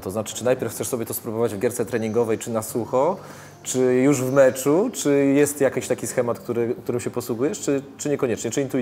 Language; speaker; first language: Polish; native; Polish